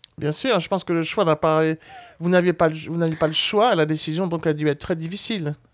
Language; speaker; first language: French; native; French